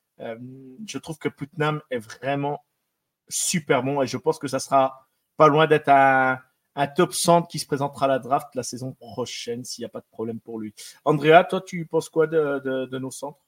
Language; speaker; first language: French; native; French